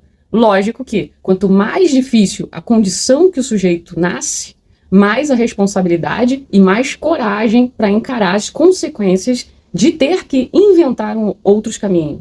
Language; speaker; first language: Portuguese; native; Portuguese